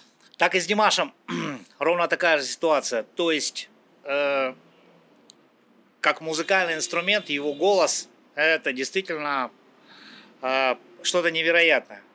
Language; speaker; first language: Russian; native; Russian